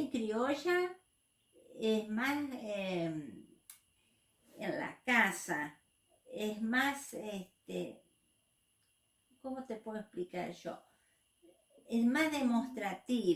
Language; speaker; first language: Spanish; native; Spanish